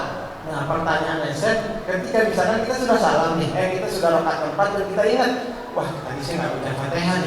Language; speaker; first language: Indonesian; native; Indonesian